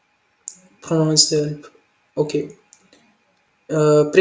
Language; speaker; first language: French; non-native, learner; Hindi